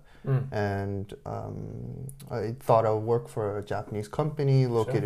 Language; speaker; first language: English; non-native, fluent; Japanese